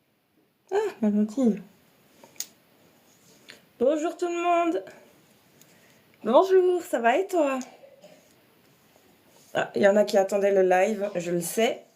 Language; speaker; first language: French; native; French